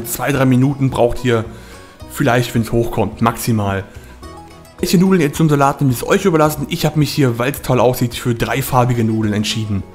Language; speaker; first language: German; native; German